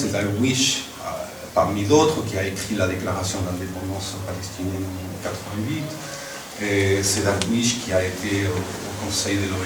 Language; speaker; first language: French; non-native, fluent; Spanish